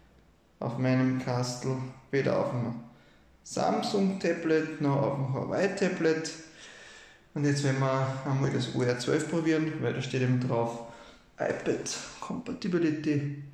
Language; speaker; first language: German; native; German